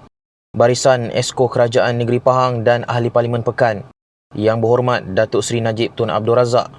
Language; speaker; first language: Malay; native; Malay